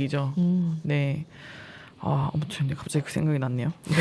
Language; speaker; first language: Korean; native; Korean